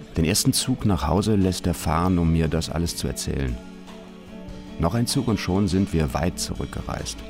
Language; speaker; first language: German; native; German